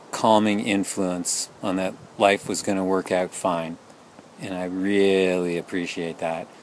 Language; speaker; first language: English; native; English